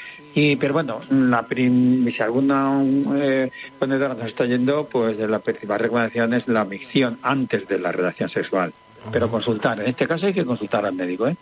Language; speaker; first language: Spanish; native; Spanish